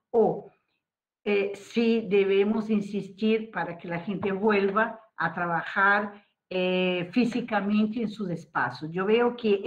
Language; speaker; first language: Spanish; non-native, fluent; Portuguese